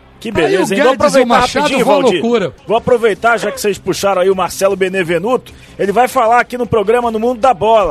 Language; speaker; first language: Portuguese; native; Portuguese